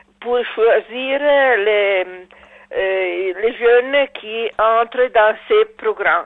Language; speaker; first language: French; non-native, learner; Italian